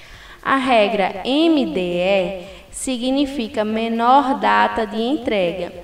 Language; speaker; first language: Portuguese; native; Portuguese